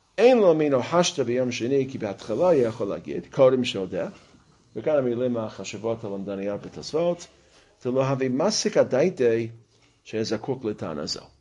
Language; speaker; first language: Hebrew; non-native, fluent; English